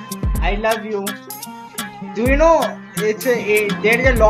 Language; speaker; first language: English; non-native, local second language; Hindi